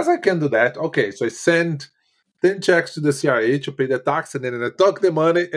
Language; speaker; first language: English; non-native, fluent; Portuguese